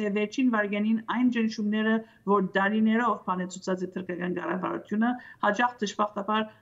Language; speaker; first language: Armenian; early bilingual, heritage; Armenian